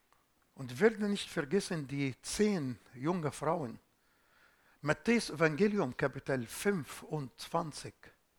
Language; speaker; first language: German; non-native, fluent; Arabic